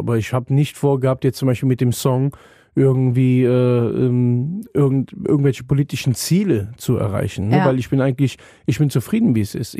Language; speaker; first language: German; native; German